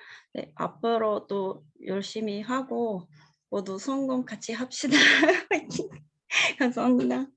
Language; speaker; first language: Korean; non-native, fluent; Russian